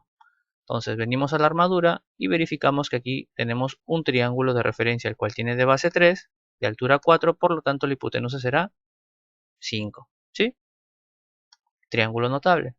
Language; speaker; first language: Spanish; native; Spanish